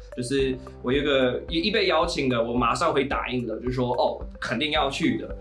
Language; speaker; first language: Chinese; non-native, fluent; English